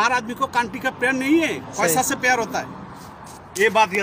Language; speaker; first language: Hindi; non-native, fluent; Bangla